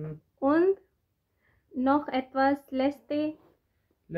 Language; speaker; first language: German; non-native, learner; Hindi